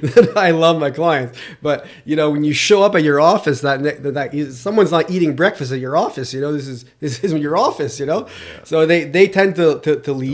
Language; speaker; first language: English; non-native, local second language; French